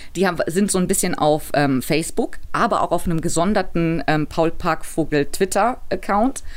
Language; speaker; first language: German; native; German